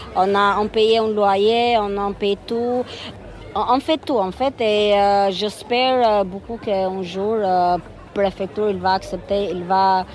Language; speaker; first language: French; non-native, fluent; Albanian